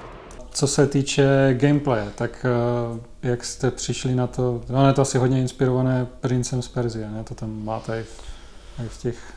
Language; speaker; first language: Czech; native; Czech